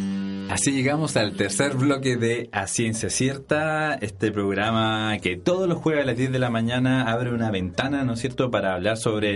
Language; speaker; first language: Spanish; native; Spanish